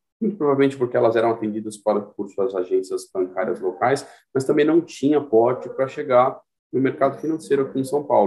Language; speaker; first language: Portuguese; native; Portuguese